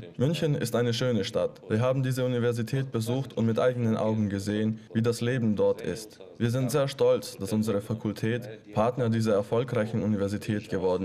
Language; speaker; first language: German; non-native, fluent; Ukrainian